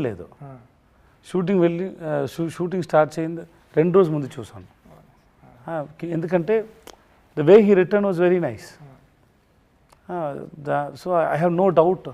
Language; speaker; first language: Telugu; non-native, learner; Tamil